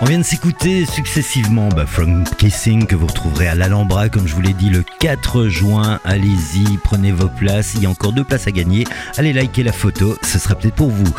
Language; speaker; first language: French; native; French